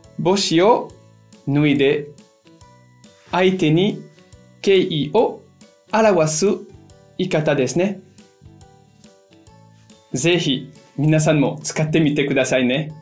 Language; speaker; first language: Japanese; non-native, fluent; French